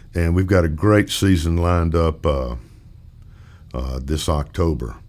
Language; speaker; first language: English; native; English